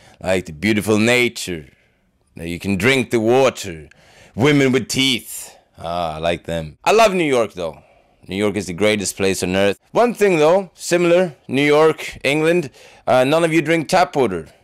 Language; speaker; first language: English; non-native, fluent; Swedish